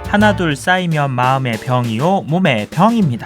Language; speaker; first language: Korean; native; Korean